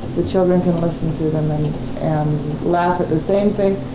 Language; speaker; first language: English; native; English